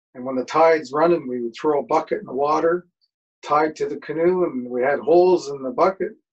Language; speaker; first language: English; native; English